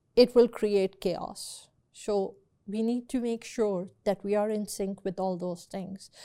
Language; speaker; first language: English; non-native, local second language; Urdu